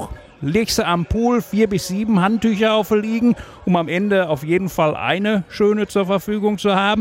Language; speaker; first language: German; native; German